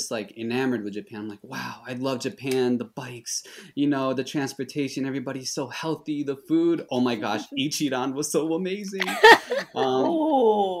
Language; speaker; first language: English; early bilingual, other home language; Spanish